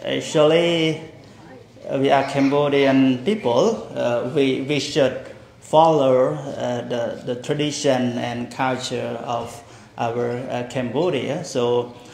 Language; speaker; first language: English; non-native, fluent; Khmer